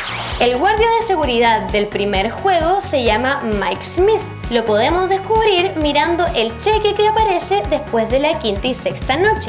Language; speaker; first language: Spanish; native; Spanish